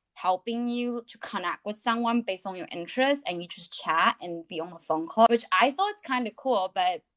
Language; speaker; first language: English; non-native, fluent; Chinese